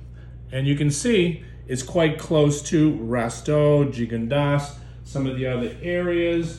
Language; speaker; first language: English; native; English